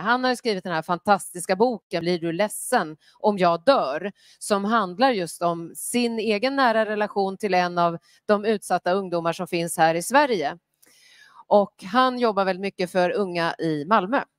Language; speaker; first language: Swedish; native; Swedish